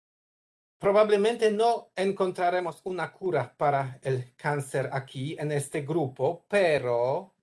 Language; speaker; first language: Spanish; non-native, learner; Polish